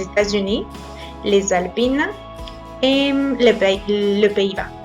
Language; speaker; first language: French; non-native, fluent; Spanish